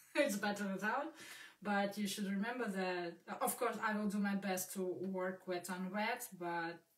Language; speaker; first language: English; non-native, fluent; Russian